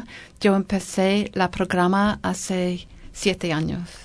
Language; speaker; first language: Spanish; non-native, learner; English